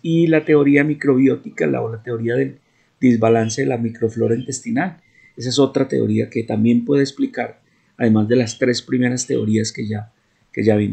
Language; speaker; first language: Spanish; native; Spanish